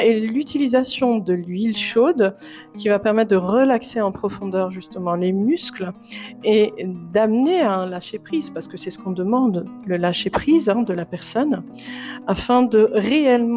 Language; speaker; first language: French; native; French